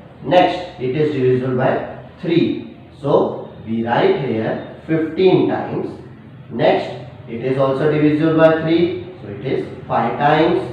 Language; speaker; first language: English; non-native, local second language; Hindi